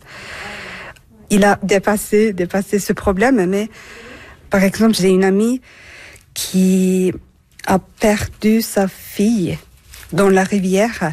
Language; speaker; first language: French; non-native, fluent; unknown